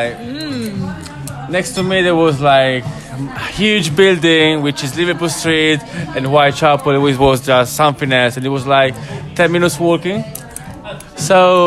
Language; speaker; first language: English; non-native, learner; Italian